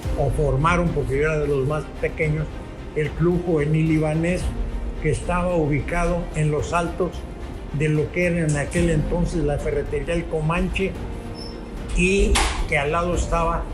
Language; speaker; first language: Spanish; early bilingual, other home language; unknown